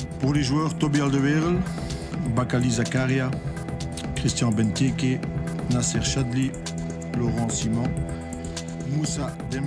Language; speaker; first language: French; native; French